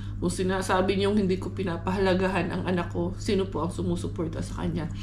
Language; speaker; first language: Filipino; non-native, local second language; Cebuano